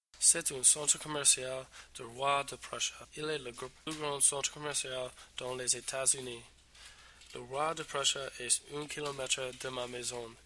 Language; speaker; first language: French; non-native, learner; English